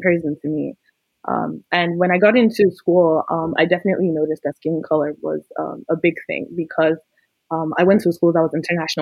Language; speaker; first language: English; non-native, local second language; Yoruba